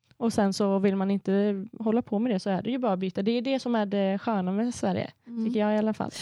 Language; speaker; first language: Swedish; native; Swedish